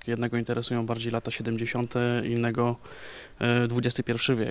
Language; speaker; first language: Polish; native; Polish